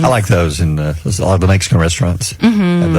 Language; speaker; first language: English; native; English